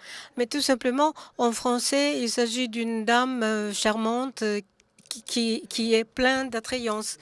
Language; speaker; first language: French; non-native, fluent; Japanese